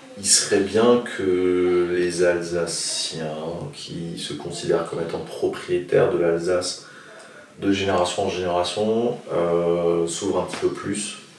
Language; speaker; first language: French; non-native, local second language; Swiss German